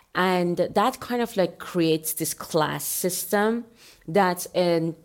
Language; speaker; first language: English; non-native, fluent; Persian